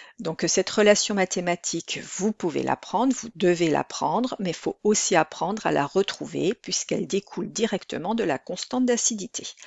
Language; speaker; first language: French; native; French